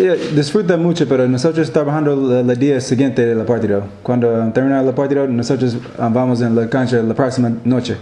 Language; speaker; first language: Spanish; non-native, learner; English